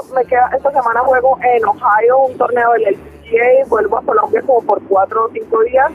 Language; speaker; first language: Spanish; native; Spanish